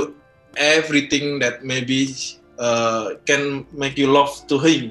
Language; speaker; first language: English; non-native, learner; Indonesian